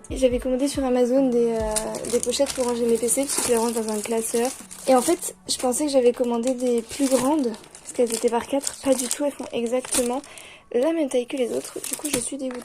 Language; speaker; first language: French; native; French